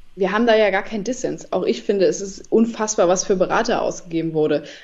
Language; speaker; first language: German; native; German